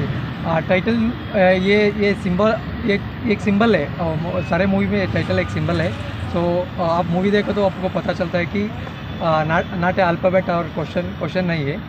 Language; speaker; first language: Hindi; non-native, local second language; Kannada